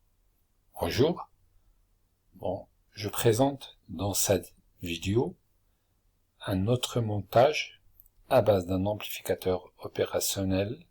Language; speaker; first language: French; non-native, local second language; Arabic